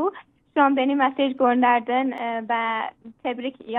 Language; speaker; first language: Turkish; non-native, learner; Persian